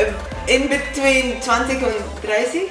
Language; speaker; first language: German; non-native, learner; Latvian